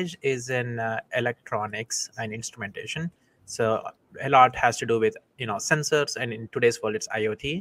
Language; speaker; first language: English; non-native, local second language; Telugu